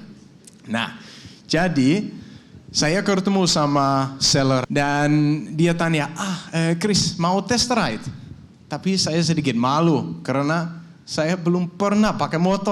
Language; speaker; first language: Indonesian; non-native, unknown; Danish